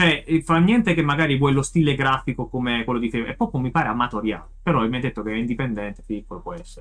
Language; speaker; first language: Italian; native; Italian